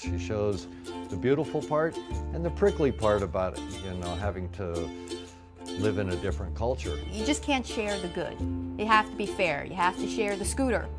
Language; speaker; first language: English; native; English